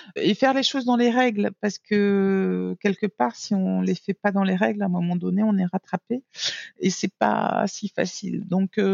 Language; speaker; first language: French; native; French